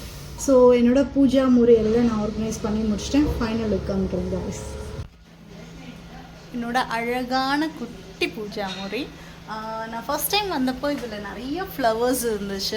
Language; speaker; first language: Tamil; non-native, local second language; Malayalam